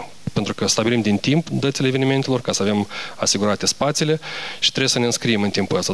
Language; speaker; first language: Romanian; native; Romanian